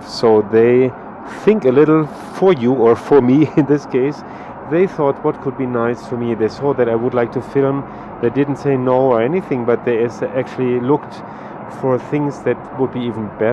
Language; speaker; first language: English; non-native, fluent; German